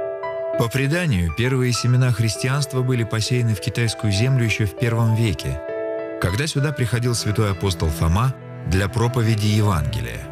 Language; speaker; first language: Russian; native; Russian